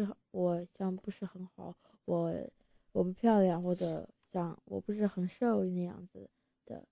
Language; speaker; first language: Chinese; early bilingual, heritage; Chinese